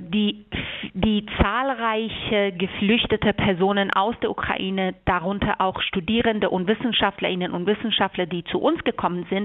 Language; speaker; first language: German; non-native, fluent; Persian